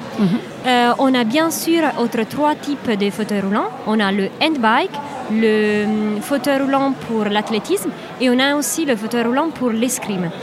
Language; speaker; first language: French; non-native, fluent; Italian